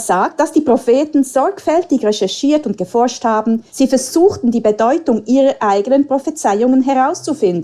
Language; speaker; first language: German; native; German